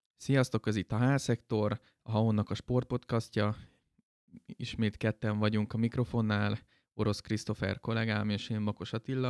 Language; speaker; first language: Hungarian; native; Hungarian